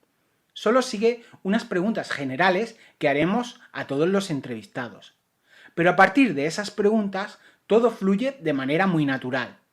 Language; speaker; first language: Spanish; native; Spanish